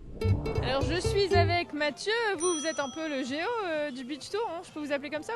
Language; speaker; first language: French; native; French